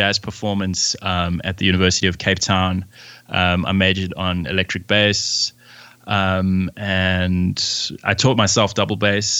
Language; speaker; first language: English; native; English